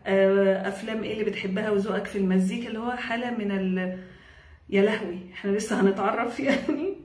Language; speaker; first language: Arabic; native; Arabic